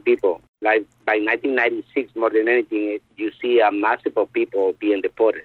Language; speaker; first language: English; non-native, fluent; Spanish